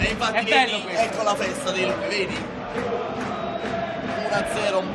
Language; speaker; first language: Italian; native; Italian